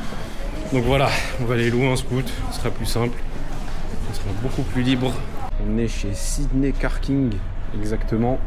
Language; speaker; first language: French; native; French